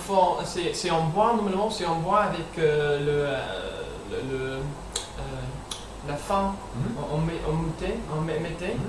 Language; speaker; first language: French; non-native, learner; English